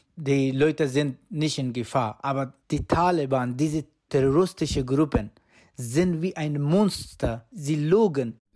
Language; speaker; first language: German; non-native, learner; Persian